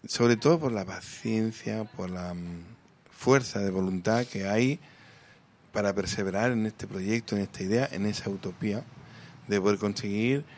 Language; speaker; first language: Spanish; native; Spanish